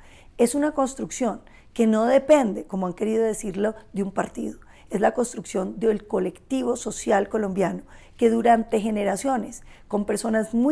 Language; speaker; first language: Spanish; native; Spanish